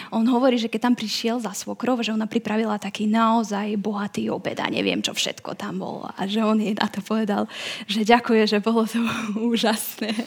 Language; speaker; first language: Slovak; early bilingual, heritage; Slovak